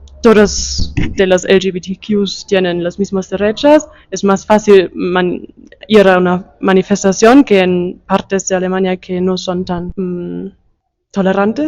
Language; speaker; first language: Spanish; non-native, fluent; German